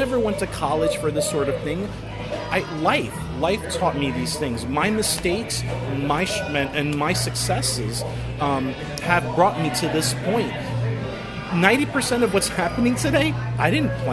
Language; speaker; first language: English; native; English